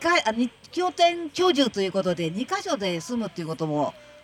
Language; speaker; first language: Japanese; native; Japanese